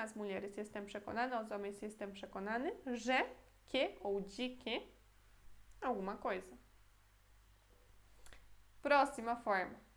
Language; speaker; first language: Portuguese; non-native, fluent; Polish